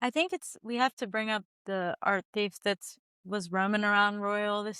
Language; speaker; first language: English; native; English